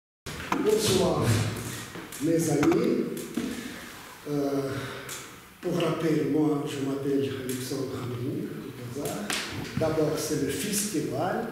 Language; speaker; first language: French; non-native, fluent; Russian